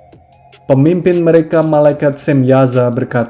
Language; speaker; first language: Indonesian; native; Indonesian